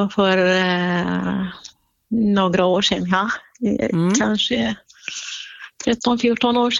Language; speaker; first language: Swedish; non-native, fluent; Central Kurdish